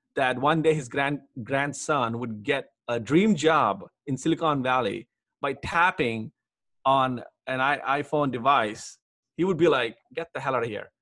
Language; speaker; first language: English; non-native, local second language; Telugu